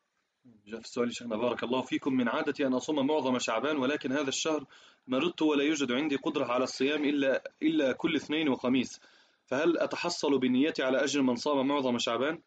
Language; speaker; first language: Arabic; native; Arabic